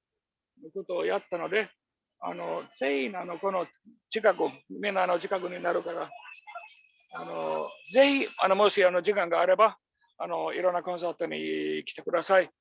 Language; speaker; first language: Japanese; non-native, fluent; Finnish